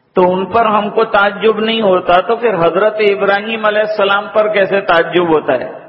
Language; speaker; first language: Urdu; native; Urdu